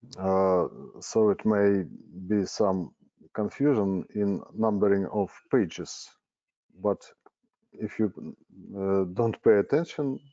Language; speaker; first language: English; non-native, learner; Russian